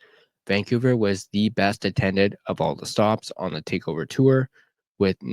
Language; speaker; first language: English; native; English